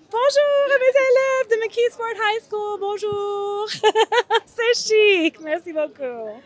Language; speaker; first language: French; non-native, fluent; English